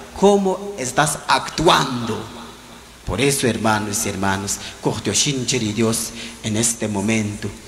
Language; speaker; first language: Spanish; non-native, local second language; Kʼicheʼ